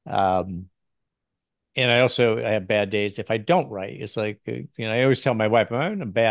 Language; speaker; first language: English; native; English